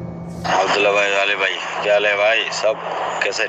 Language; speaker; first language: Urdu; non-native, local second language; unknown